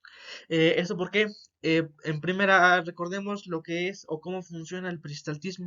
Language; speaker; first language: Spanish; native; Spanish